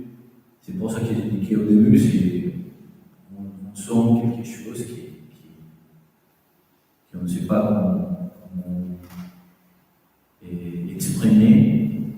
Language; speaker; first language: French; non-native, fluent; Spanish